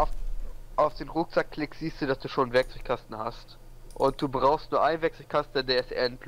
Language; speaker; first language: German; native; German